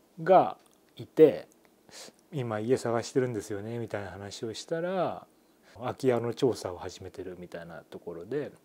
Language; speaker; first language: Japanese; native; Japanese